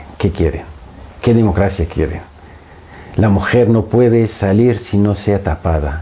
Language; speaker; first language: Spanish; non-native, fluent; Arabic